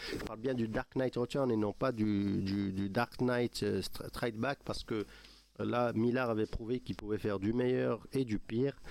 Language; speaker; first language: French; non-native, local second language; Arabic